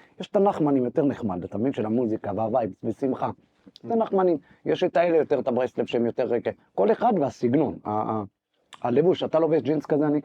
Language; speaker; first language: Hebrew; native; Hebrew